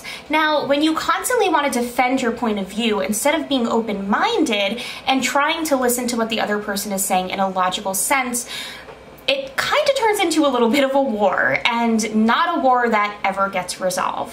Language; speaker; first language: English; native; English